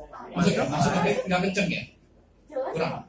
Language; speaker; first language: Indonesian; native; Indonesian